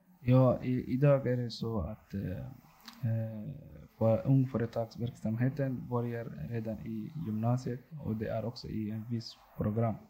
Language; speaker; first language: Swedish; non-native, local second language; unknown